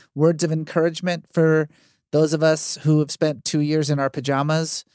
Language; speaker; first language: English; native; English